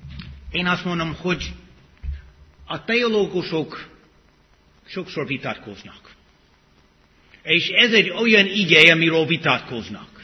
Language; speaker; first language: Hungarian; non-native, fluent; English